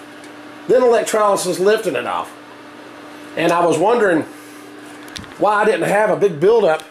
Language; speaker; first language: English; native; English